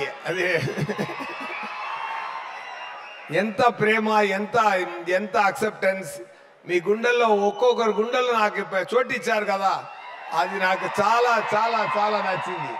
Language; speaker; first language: Telugu; non-native, fluent; Tamil